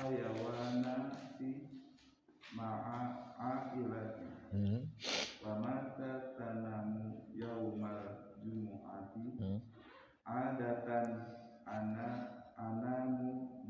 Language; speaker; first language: Arabic; non-native, learner; Indonesian